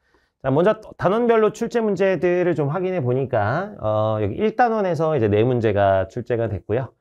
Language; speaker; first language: Korean; native; Korean